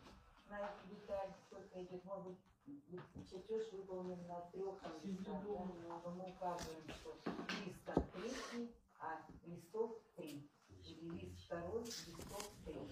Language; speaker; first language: Russian; native; Russian